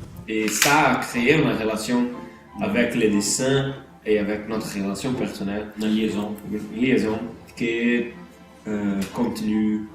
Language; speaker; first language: French; non-native, learner; Portuguese